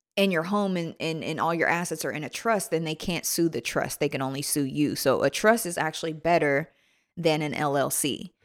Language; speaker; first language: English; native; English